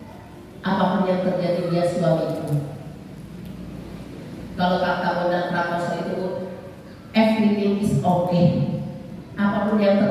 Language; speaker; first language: Indonesian; native; Indonesian